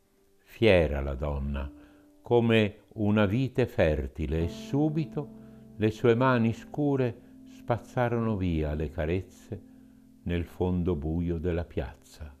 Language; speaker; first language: Italian; native; Italian